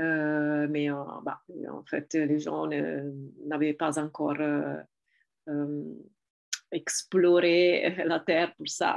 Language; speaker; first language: French; non-native, fluent; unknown